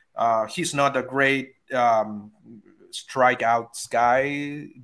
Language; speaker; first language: English; non-native, fluent; Spanish